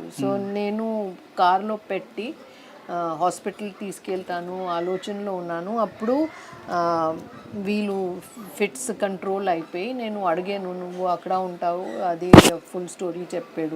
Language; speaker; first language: Telugu; non-native, fluent; Hindi